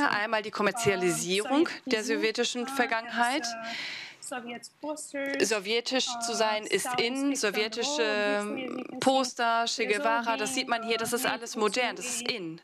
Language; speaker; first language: German; non-native, fluent; Russian